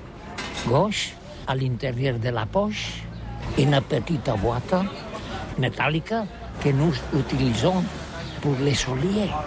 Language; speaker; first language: French; non-native, learner; Catalan